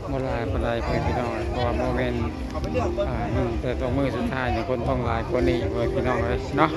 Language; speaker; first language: Thai; non-native, local second language; Lao